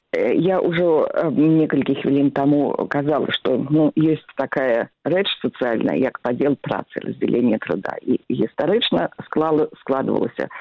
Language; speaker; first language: Belarusian; native; Belarusian